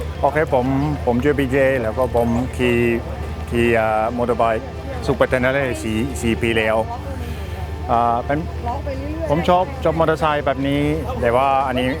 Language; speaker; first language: Thai; non-native, learner; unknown